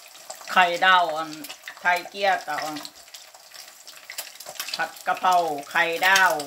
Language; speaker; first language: Finnish; non-native, learner; Thai